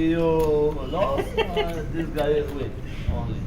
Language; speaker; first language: English; non-native, learner; Polish